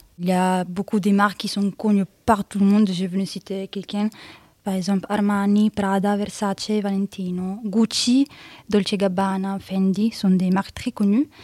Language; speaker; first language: French; non-native, fluent; Arabic